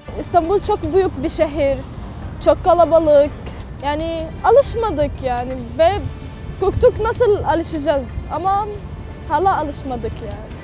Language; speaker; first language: Turkish; non-native, learner; Arabic